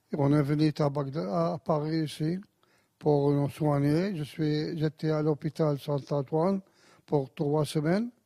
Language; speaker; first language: French; non-native, fluent; Arabic